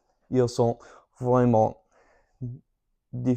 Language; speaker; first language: French; non-native, learner; English